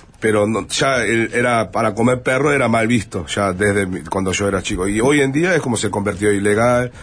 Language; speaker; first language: Spanish; non-native, fluent; Korean